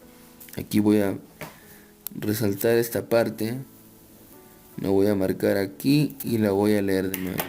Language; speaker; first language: Spanish; native; Spanish